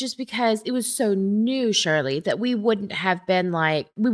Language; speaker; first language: English; native; English